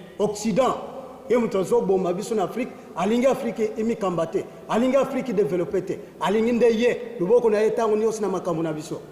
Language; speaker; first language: Lingala; non-native, local second language; Kongo